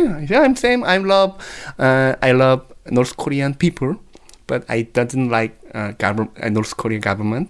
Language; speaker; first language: English; non-native, learner; Korean